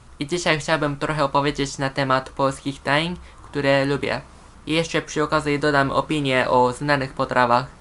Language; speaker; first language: Polish; non-native, fluent; Japanese